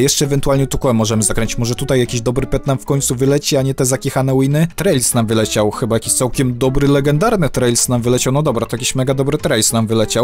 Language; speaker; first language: Polish; native; Polish